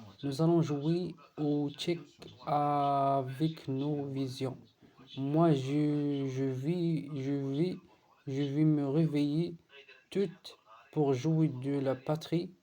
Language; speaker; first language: French; non-native, learner; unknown